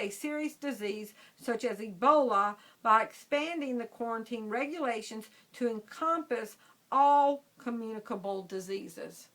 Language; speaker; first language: English; native; English